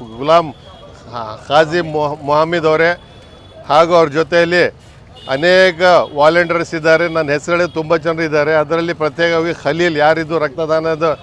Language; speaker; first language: Kannada; non-native, local second language; Urdu